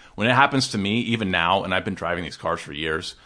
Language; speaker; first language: English; native; English